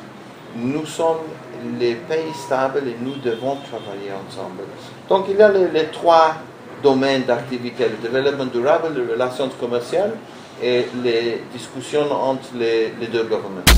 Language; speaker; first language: French; non-native, learner; Hebrew